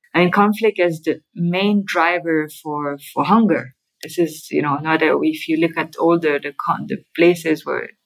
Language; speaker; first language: English; non-native, fluent; French